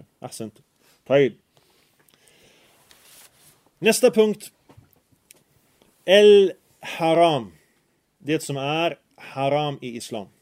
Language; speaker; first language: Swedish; early bilingual, other home language; Arabic